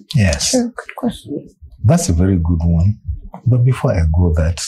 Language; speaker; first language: English; non-native, local second language; Hausa